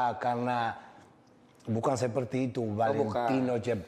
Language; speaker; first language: Indonesian; non-native, fluent; Spanish